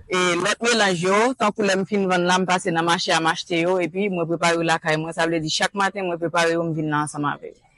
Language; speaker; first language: Haitian Creole; native; Haitian Creole